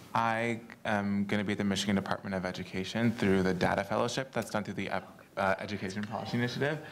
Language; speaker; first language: English; native; English